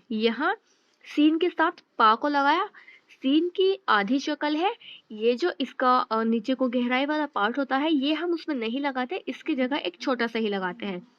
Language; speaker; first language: Hindi; native; Hindi